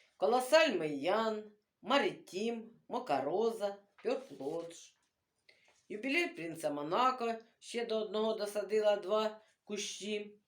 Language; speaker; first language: Ukrainian; non-native, local second language; Russian